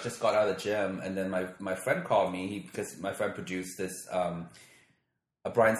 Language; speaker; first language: English; non-native, local second language; Cantonese